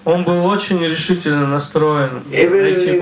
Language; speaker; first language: Russian; native; Russian